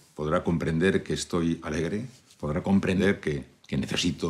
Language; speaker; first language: Spanish; native; Spanish